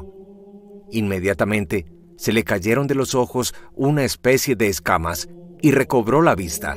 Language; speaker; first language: Spanish; native; Spanish